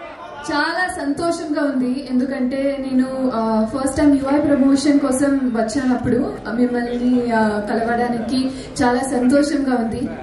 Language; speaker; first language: Telugu; non-native, learner; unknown